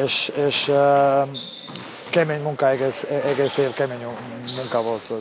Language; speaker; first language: Hungarian; non-native, learner; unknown